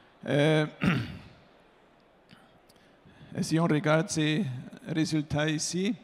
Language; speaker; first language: French; non-native, fluent; German